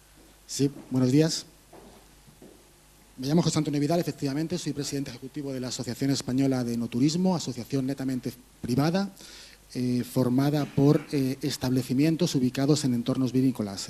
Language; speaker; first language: Spanish; native; Spanish